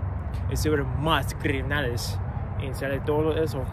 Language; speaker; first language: Spanish; non-native, learner; English